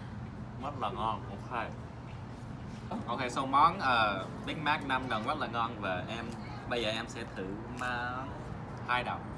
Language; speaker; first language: Vietnamese; early bilingual, heritage; English